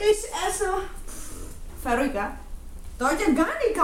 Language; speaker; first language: German; non-native, learner; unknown